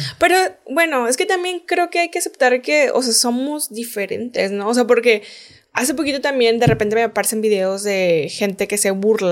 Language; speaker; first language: Spanish; native; Spanish